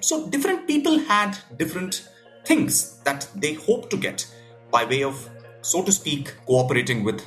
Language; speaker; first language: English; non-native, local second language; Tamil